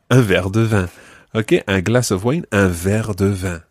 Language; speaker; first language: French; non-native, fluent; English